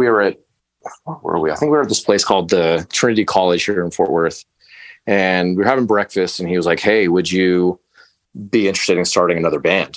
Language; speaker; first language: English; native; English